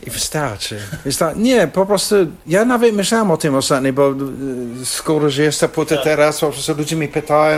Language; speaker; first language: Polish; non-native, fluent; English